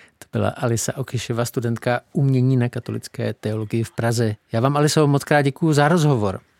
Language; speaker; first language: Czech; native; Czech